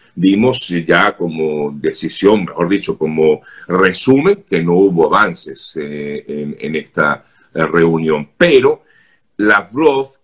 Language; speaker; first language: Spanish; native; Spanish